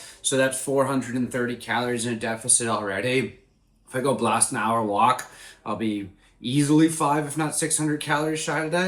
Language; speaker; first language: English; native; English